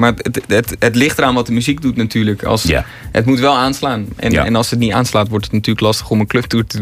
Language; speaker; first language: Dutch; native; Dutch